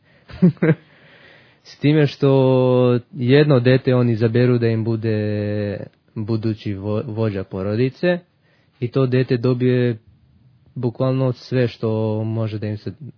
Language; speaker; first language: Serbian; early bilingual, heritage; Serbian